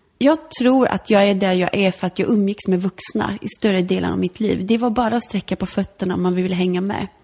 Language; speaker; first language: Swedish; early bilingual, other home language; Polish